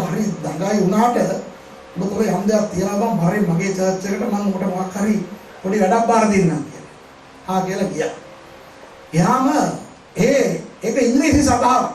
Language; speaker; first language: Sinhala; non-native, local second language; Tamil